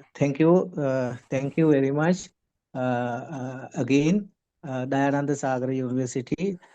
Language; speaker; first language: English; non-native, local second language; Sinhala